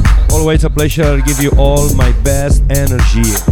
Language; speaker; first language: English; non-native, learner; Spanish